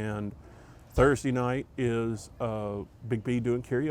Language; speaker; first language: English; native; English